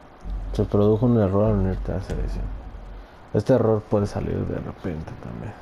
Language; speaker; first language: Spanish; native; Spanish